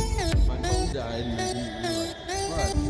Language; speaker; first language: English; native; English